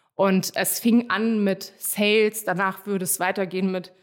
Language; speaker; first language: German; native; German